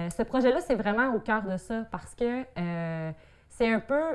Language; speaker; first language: French; native; French